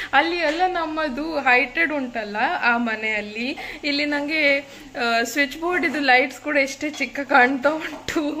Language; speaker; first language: Kannada; non-native, local second language; Konkani